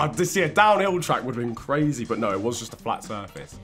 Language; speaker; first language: English; native; English